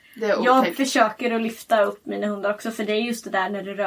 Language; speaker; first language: Swedish; native; Swedish